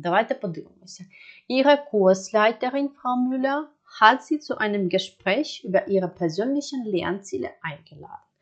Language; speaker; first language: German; non-native, fluent; Ukrainian